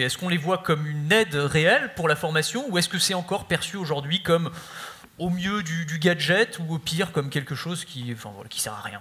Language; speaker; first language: French; native; French